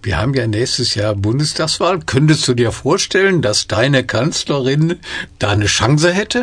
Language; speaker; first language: German; native; German